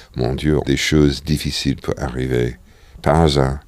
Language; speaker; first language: French; non-native, fluent; English